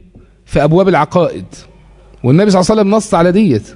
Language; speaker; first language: Arabic; native; Arabic